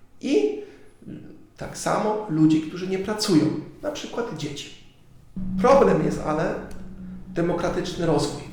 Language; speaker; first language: Polish; early bilingual, heritage; Polish